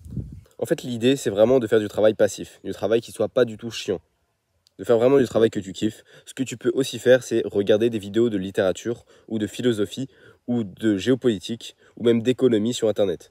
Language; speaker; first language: French; native; French